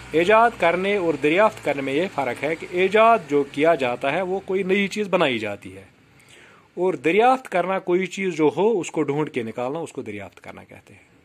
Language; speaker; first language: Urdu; non-native, local second language; Kashmiri